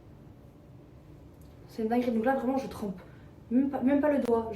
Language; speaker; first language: French; native; French